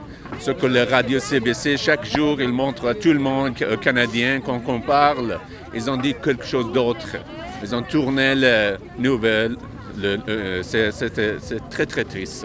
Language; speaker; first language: French; non-native, learner; Persian